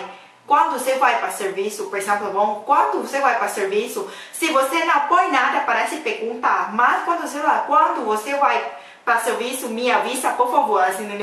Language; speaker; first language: Portuguese; non-native, fluent; Thai